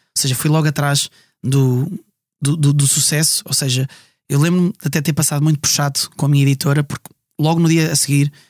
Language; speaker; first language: Portuguese; native; Portuguese